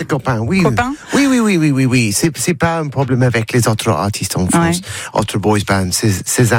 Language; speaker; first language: French; non-native, learner; English